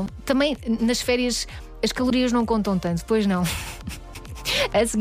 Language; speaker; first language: Portuguese; native; Portuguese